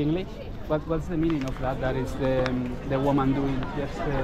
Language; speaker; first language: English; non-native, learner; Spanish